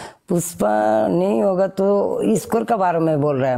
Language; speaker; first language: Hindi; non-native, fluent; Bangla